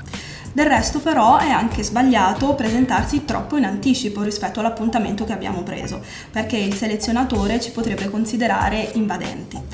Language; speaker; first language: Italian; native; Italian